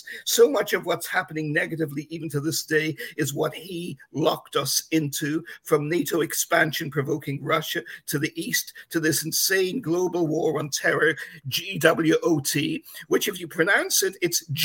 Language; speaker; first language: English; native; English